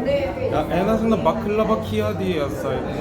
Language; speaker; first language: Turkish; non-native, learner; Korean